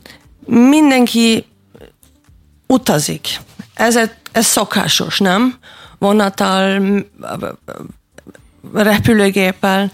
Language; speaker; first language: Hungarian; non-native, learner; German